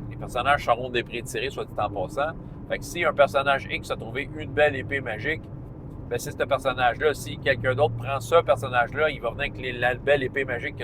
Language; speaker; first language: French; native; French